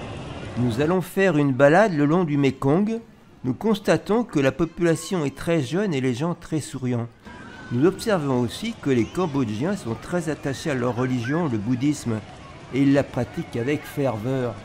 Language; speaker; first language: French; native; French